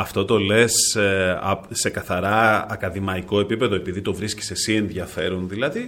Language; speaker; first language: Greek; native; Greek